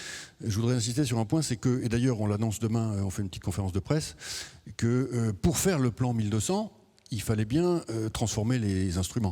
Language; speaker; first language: French; native; French